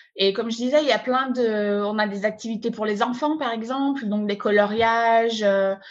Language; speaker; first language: French; native; French